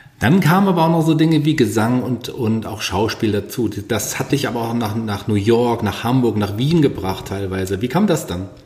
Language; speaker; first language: German; native; German